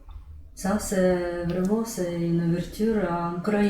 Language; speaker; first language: French; non-native, learner; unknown